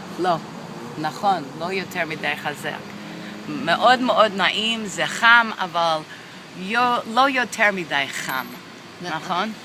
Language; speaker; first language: Hebrew; early bilingual, heritage; English